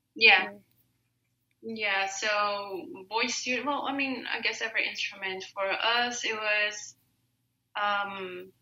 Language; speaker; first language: English; non-native, fluent; Spanish